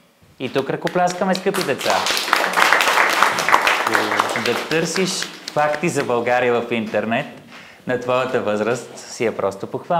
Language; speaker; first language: Bulgarian; native; Bulgarian